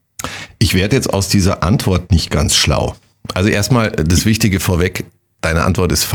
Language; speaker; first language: German; native; German